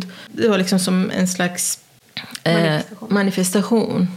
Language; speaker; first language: Swedish; non-native, fluent; Persian